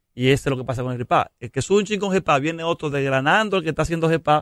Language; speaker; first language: Spanish; native; Spanish